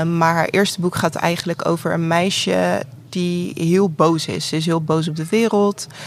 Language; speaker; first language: Dutch; native; Dutch